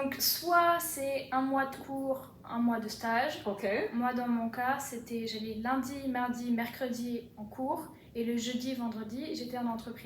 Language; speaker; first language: French; native; French